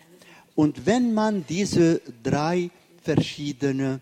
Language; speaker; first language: German; non-native, fluent; Arabic